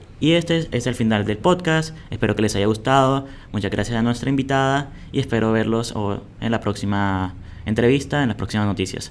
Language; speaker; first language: Spanish; native; Spanish